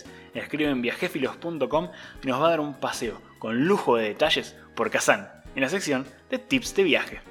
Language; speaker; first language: Spanish; native; Spanish